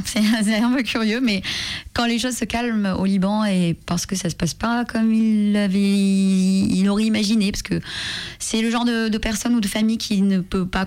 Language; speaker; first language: French; non-native, local second language; Armenian